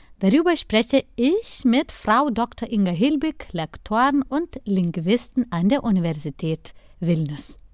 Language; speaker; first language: German; non-native, fluent; Lithuanian